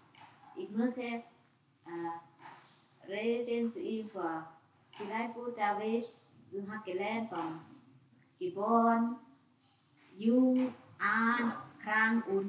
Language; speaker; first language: German; non-native, learner; Thai